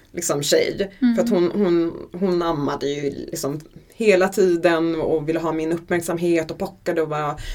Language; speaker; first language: Swedish; native; Swedish